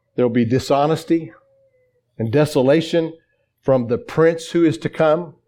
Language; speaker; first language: English; native; English